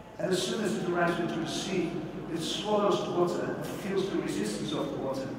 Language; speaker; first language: English; non-native, fluent; Dutch